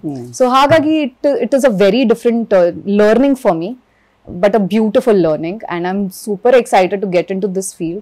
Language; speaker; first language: Kannada; early bilingual, other home language; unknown